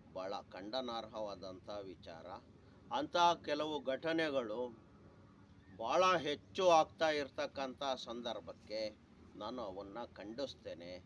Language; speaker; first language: Kannada; native; Kannada